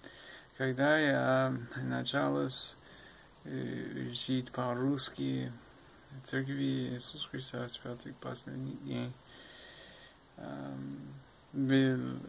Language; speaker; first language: Russian; non-native, learner; English